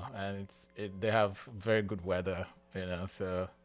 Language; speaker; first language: English; non-native, local second language; Igbo